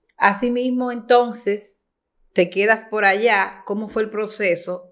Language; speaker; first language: Spanish; native; Spanish